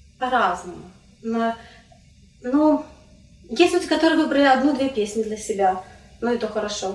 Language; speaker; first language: Russian; non-native, local second language; Crimean Tatar